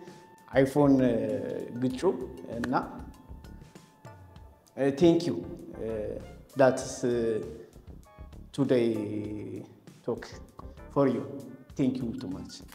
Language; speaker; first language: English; non-native, learner; Amharic